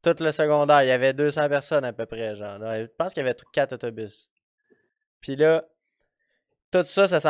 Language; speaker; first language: French; native; French